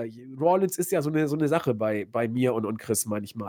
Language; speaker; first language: German; native; German